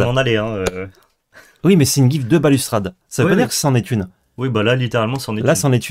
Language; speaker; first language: French; native; French